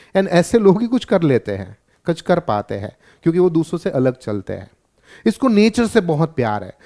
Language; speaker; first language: Hindi; non-native, local second language; Gujarati